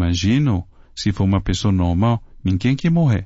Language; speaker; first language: Portuguese; non-native, fluent; Chinese